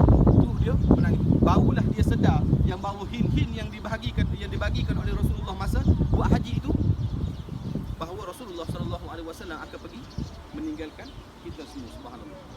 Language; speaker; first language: Malay; native; Malay